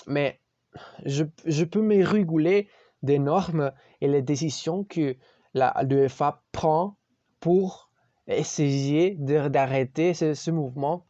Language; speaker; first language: French; non-native, learner; Spanish